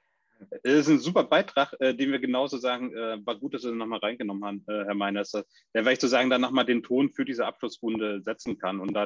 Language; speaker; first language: German; native; German